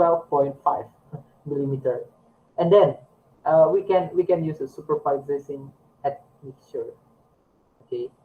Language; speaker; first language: English; non-native, learner; Indonesian